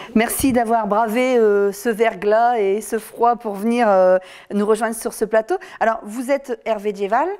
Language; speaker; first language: French; native; French